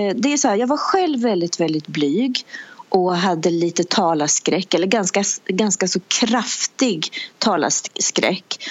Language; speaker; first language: Swedish; native; Swedish